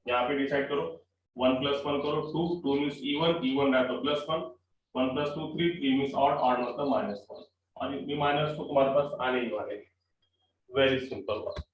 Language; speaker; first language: Hindi; non-native, local second language; Marathi